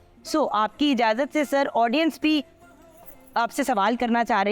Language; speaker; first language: Urdu; native; Urdu